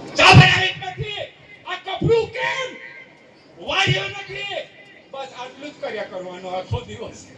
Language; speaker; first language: Gujarati; non-native, local second language; Vasavi